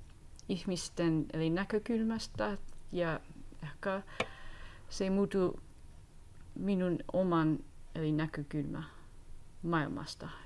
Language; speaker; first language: Finnish; non-native, learner; English